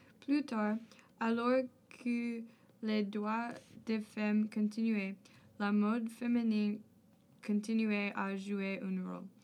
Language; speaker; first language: French; non-native, learner; English